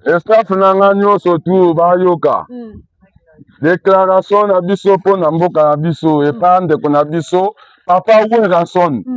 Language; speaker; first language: Lingala; non-native, local second language; Kituba (Democratic Republic of Congo)